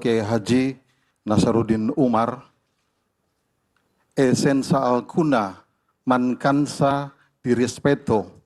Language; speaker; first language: Italian; non-native, learner; Indonesian